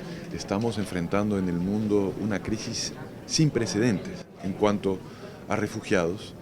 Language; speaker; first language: Spanish; native; Spanish